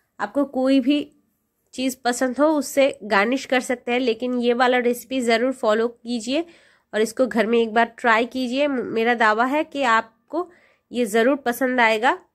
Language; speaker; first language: Hindi; non-native, local second language; Bangla